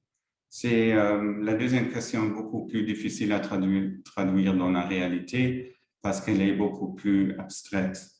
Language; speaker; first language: French; non-native, local second language; Luxembourgish